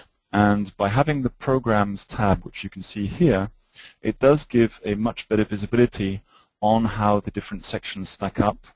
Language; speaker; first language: English; native; English